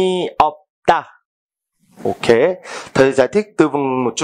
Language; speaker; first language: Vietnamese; non-native, fluent; Korean